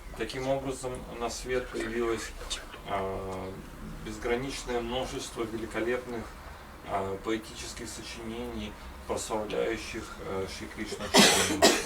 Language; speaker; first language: Russian; native; Russian